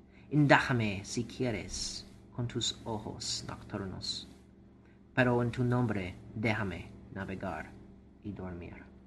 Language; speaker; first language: Spanish; non-native, fluent; English